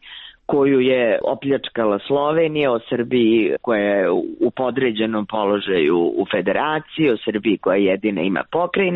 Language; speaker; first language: Croatian; native; Croatian